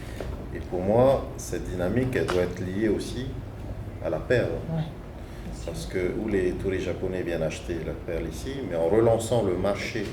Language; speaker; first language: French; native; French